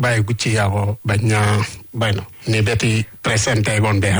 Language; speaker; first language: Basque; non-native, learner; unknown